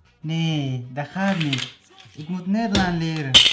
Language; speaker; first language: Dutch; native; Dutch